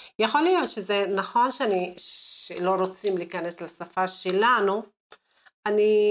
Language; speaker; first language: Hebrew; non-native, local second language; Arabic